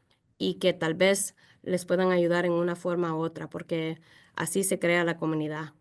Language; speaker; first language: Spanish; early bilingual, heritage; Spanish